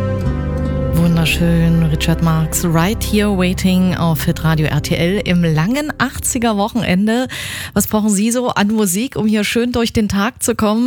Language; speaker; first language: German; native; German